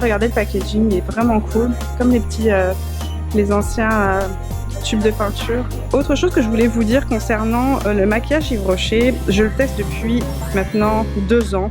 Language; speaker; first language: French; native; French